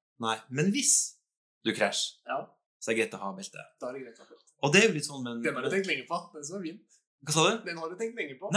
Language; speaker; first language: Norwegian; native; Norwegian